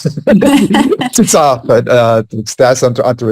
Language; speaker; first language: French; non-native, fluent; English